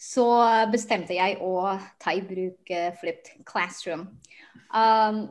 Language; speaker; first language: Norwegian; non-native, fluent; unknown